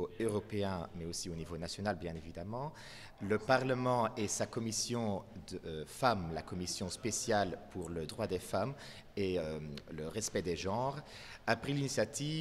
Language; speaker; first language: French; non-native, local second language; Dutch